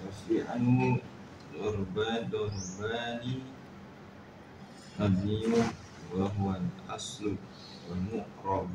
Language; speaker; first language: Arabic; non-native, learner; Indonesian